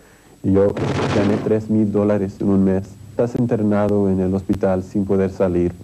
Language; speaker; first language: Spanish; early bilingual, heritage; English